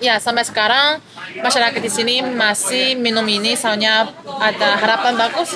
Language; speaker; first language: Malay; non-native, fluent; Chinese